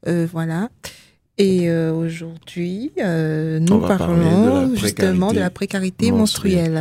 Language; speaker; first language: French; early bilingual, other home language; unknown